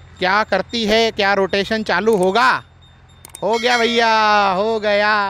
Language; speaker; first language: Hindi; native; Hindi